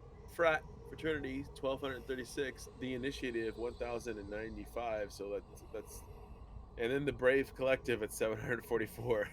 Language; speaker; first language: English; native; English